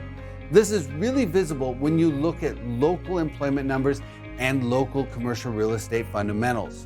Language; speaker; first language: English; native; English